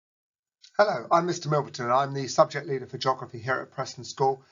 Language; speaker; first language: English; native; English